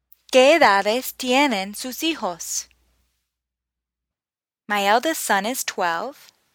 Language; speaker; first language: Spanish; non-native, fluent; English